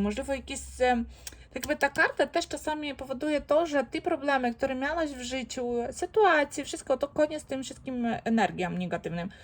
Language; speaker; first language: Polish; non-native, fluent; Ukrainian